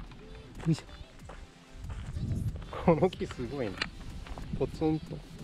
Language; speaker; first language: Japanese; native; Japanese